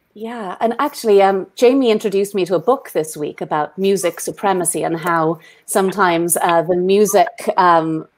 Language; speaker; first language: English; native; English